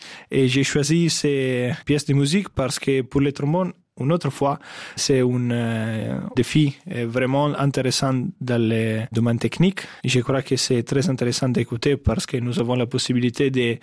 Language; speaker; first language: French; non-native, fluent; Italian